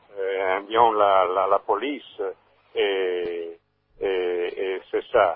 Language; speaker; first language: French; non-native, learner; Italian